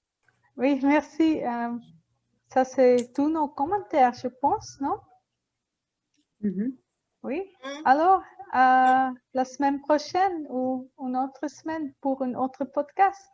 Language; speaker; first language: French; non-native, learner; Spanish